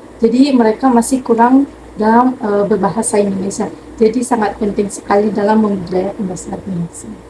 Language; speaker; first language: Indonesian; non-native, local second language; Nias